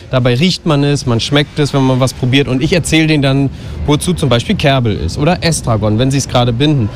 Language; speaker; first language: German; native; German